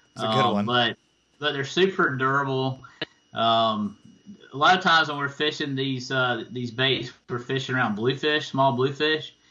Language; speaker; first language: English; native; English